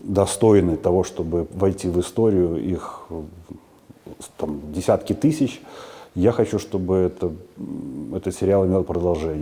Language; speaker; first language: Russian; native; Russian